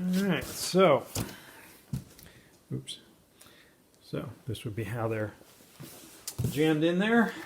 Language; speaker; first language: English; native; English